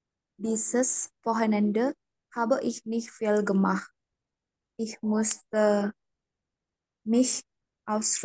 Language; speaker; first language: German; non-native, learner; Indonesian